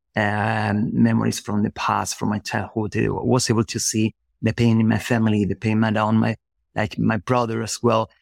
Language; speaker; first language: English; non-native, fluent; Spanish